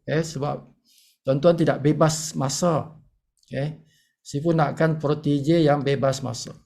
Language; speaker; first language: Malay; native; Malay